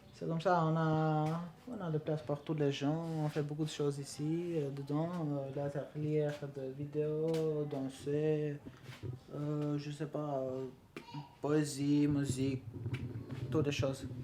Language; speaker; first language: French; non-native, learner; Albanian